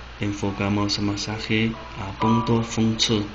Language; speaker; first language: Spanish; non-native, learner; Chinese